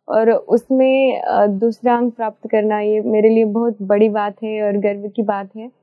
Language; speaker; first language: Hindi; non-native, local second language; Marathi